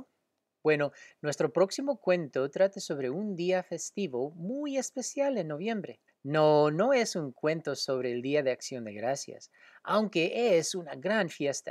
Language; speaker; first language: Spanish; early bilingual, heritage; Spanish